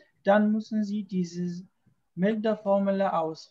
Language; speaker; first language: German; non-native, fluent; Arabic